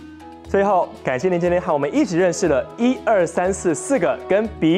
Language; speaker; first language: Chinese; native; Chinese